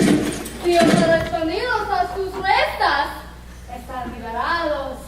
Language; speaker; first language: Spanish; non-native, learner; English